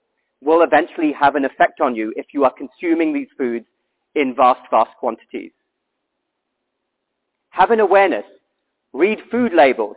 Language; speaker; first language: English; native; English